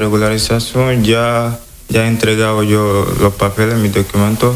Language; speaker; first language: Spanish; non-native, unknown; Wolof